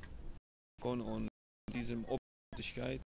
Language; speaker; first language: German; non-native, fluent; Persian